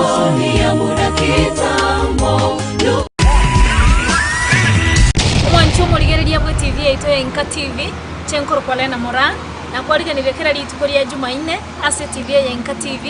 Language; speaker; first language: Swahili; non-native, local second language; Gusii